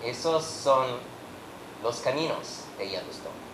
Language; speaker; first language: Spanish; non-native, learner; English